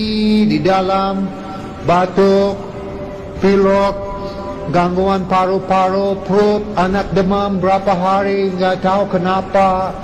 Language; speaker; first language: Indonesian; non-native, learner; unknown